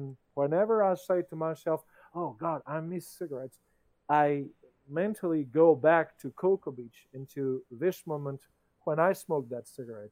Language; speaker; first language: English; non-native, fluent; French